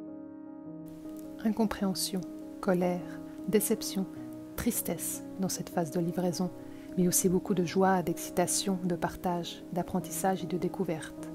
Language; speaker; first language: French; native; French